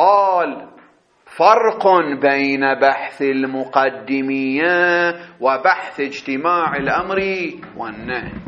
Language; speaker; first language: Arabic; native; Arabic